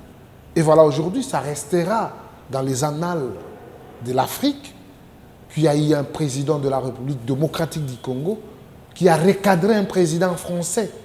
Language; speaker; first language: French; non-native, local second language; Lingala